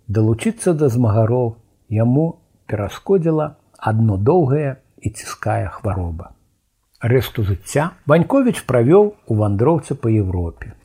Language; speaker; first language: Belarusian; native; Belarusian